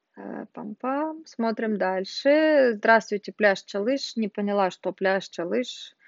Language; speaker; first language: Russian; native; Russian